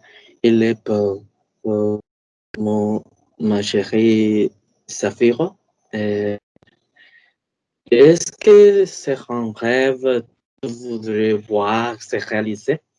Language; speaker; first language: French; non-native, learner; Spanish